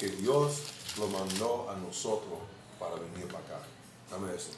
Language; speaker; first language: Spanish; non-native, fluent; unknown